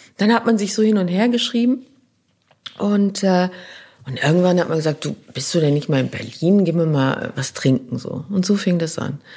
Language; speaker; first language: German; non-native, local second language; French